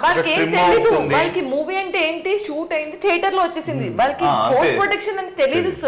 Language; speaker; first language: Telugu; non-native, local second language; Hindi